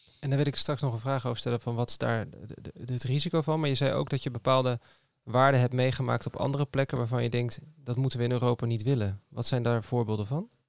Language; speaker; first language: Dutch; native; Dutch